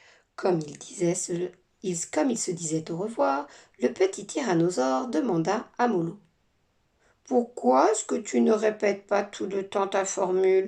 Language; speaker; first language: French; native; French